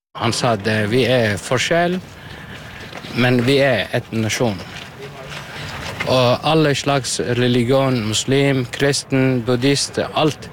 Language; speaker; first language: Norwegian; non-native, learner; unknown